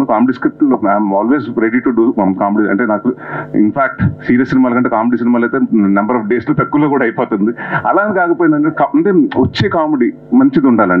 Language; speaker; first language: Telugu; native; Telugu